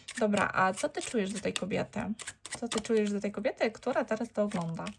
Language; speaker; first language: Polish; non-native, learner; Ukrainian